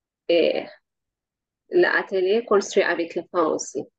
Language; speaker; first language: French; non-native, learner; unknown